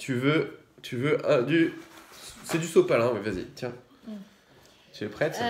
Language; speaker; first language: French; native; French